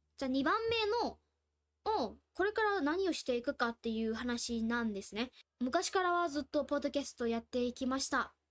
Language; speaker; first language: Japanese; non-native, fluent; Burmese